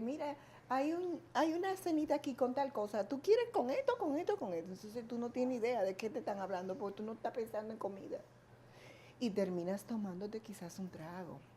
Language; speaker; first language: Spanish; native; Spanish